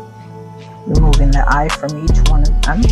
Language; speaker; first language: English; native; English